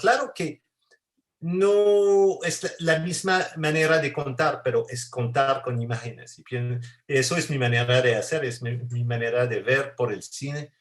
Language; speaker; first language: Spanish; non-native, fluent; French